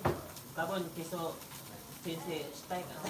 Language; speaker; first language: Japanese; non-native, learner; Cebuano